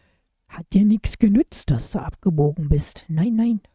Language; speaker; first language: German; native; German